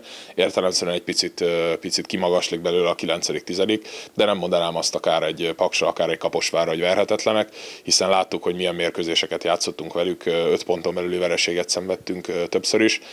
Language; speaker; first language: Hungarian; native; Hungarian